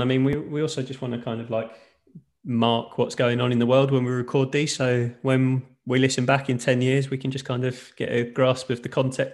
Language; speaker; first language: English; native; English